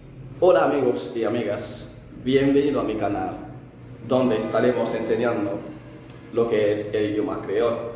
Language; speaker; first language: Spanish; non-native, fluent; Haitian Creole